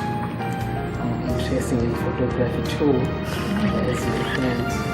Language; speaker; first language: English; non-native, local second language; Swahili